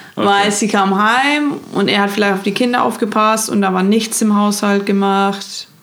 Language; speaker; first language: German; non-native, fluent; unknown